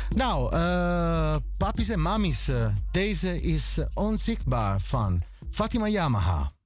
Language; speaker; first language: Dutch; non-native, fluent; Italian